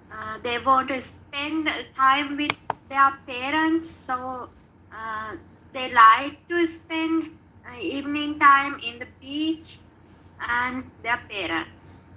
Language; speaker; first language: English; non-native, learner; Sinhala